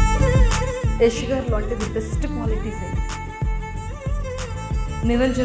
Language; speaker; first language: Telugu; native; Telugu